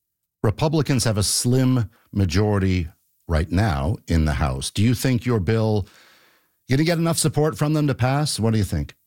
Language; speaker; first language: English; native; English